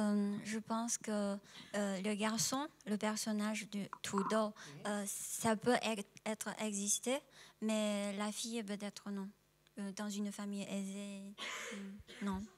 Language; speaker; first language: French; non-native, fluent; Chinese